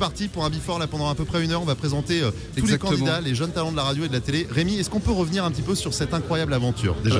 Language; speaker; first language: French; native; French